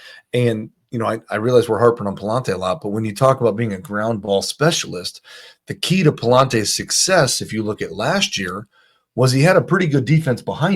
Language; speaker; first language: English; native; English